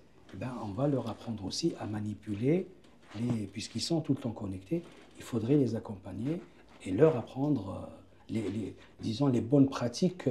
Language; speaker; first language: French; non-native, local second language; Arabic